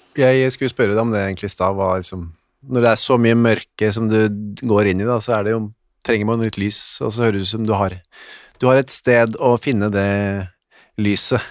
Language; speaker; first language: Norwegian; native; Norwegian